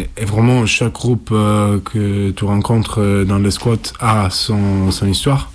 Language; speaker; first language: French; non-native, fluent; Italian